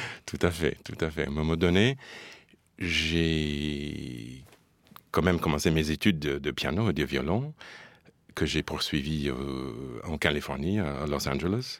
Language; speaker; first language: French; non-native, fluent; English